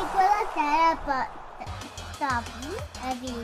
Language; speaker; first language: Italian; early bilingual, heritage; Italian